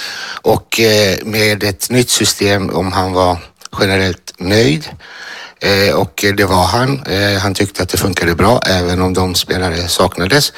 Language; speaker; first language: Swedish; non-native, fluent; Greek